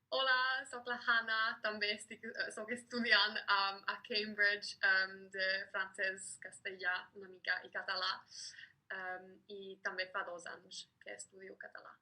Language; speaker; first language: Catalan; non-native, fluent; English